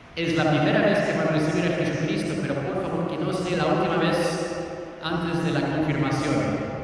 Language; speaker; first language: Spanish; non-native, fluent; English